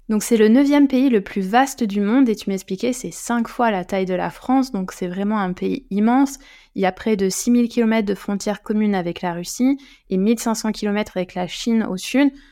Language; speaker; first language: French; native; French